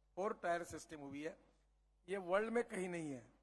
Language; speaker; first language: Hindi; non-native, local second language; Marathi